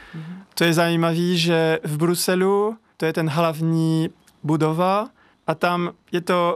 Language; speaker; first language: Czech; non-native, fluent; French